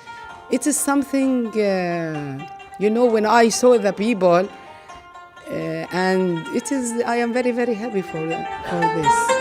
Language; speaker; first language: English; non-native, learner; Arabic